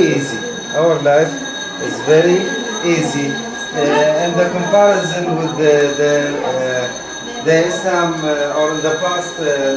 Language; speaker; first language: English; non-native, learner; Arabic